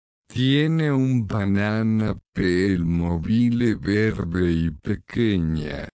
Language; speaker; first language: Spanish; non-native, learner; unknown